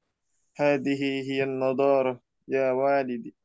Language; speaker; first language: Arabic; non-native, learner; Indonesian